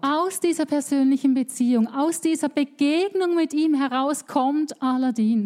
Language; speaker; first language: German; native; German